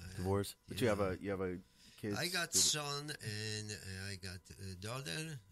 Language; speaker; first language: English; non-native, fluent; Polish